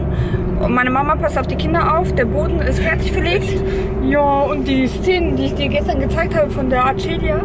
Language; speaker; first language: German; early bilingual, other home language; Polish